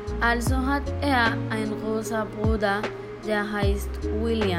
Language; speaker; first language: German; non-native, learner; Spanish